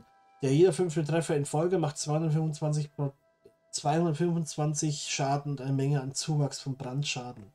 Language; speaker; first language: German; native; German